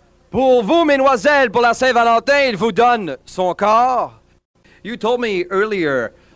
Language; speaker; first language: French; native; French